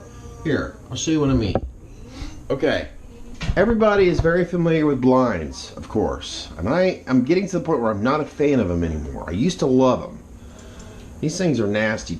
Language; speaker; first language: English; native; English